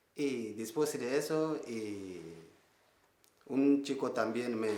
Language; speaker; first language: Spanish; non-native, learner; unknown